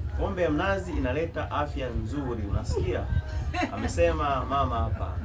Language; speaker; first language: Swahili; native; Swahili